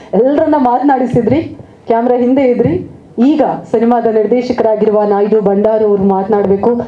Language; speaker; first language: Kannada; native; Kannada